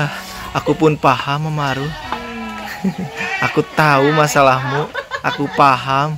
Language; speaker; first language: Indonesian; non-native, local second language; Sundanese